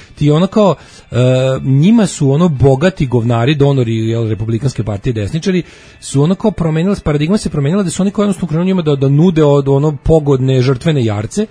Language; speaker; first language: Serbian; native; Serbian